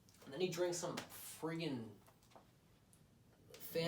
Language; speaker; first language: English; native; English